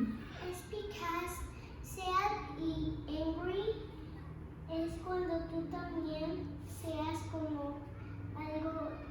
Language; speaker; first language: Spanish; early bilingual, heritage; Spanish